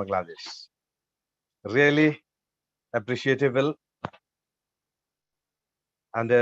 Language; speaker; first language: English; non-native, learner; Bangla